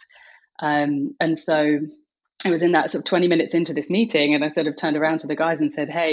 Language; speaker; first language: English; native; English